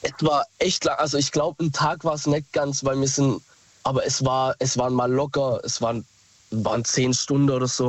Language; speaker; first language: German; native; German